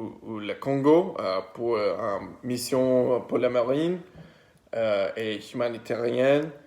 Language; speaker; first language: French; non-native, learner; English